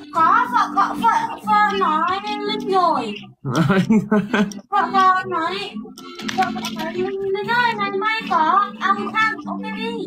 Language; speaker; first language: Vietnamese; non-native, learner; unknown